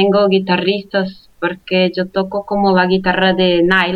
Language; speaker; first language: Spanish; non-native, fluent; Portuguese